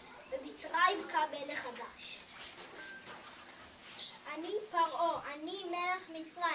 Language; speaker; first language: Hebrew; non-native, learner; English